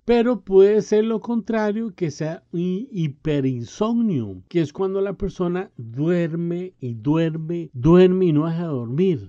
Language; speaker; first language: Spanish; native; Spanish